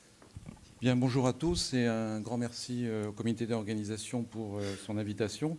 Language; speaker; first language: French; native; French